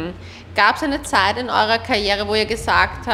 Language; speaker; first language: German; native; German